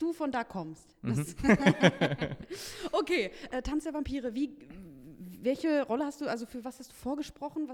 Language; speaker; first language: German; native; German